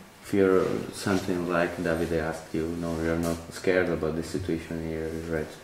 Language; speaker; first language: English; non-native, fluent; Italian